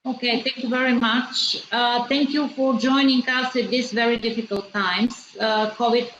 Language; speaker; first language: English; non-native, fluent; Bulgarian